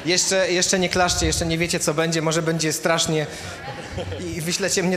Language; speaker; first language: Polish; native; Polish